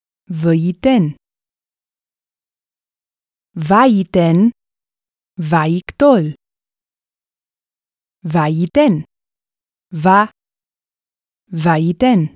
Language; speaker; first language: Hebrew; non-native, fluent; English